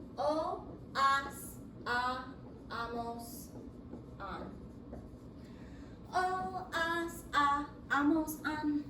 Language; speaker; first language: Spanish; non-native, fluent; English